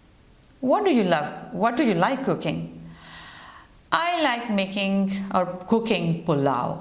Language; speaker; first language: English; non-native, fluent; Urdu